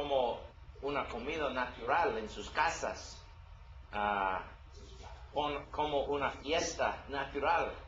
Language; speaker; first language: Spanish; non-native, learner; English